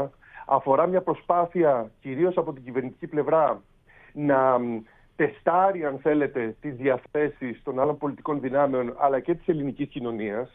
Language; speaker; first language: Greek; native; Greek